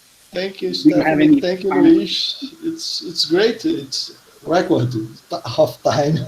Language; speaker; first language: English; non-native, learner; Portuguese